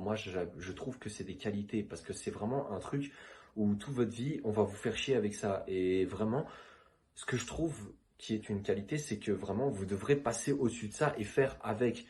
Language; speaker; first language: French; native; French